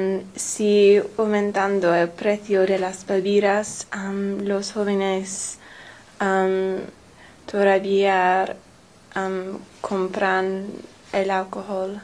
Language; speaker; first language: Spanish; non-native, learner; English